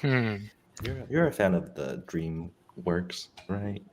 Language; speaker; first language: English; native; English